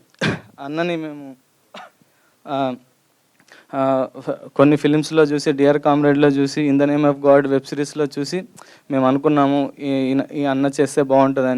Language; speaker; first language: Telugu; native; Telugu